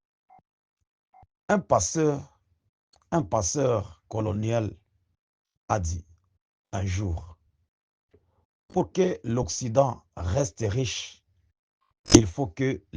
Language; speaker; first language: French; non-native, local second language; Swahili